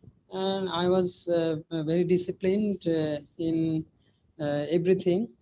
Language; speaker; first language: English; non-native, learner; Bangla